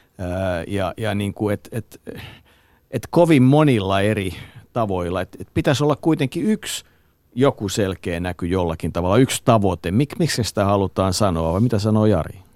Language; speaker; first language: Finnish; native; Finnish